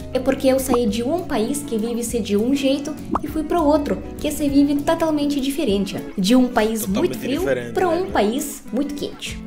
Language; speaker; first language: Portuguese; non-native, fluent; Russian